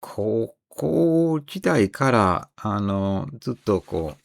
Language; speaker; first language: Japanese; non-native, fluent; English